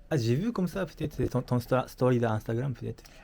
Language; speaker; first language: French; non-native, learner; Japanese